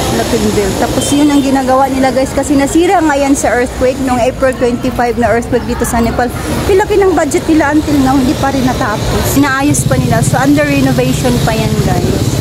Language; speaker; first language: Filipino; native; Filipino